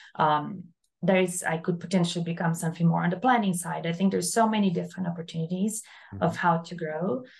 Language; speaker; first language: English; non-native, fluent; Portuguese